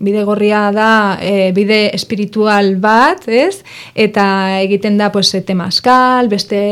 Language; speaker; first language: Basque; non-native, local second language; Spanish